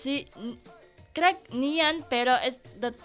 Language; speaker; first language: Catalan; non-native, learner; Indonesian